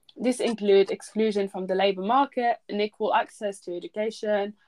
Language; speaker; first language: English; early bilingual, other home language; French